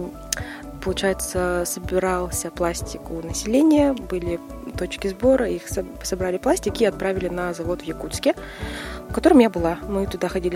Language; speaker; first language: Russian; non-native, local second language; Yakut